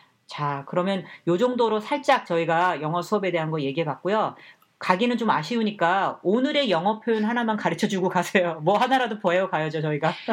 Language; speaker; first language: Korean; native; Korean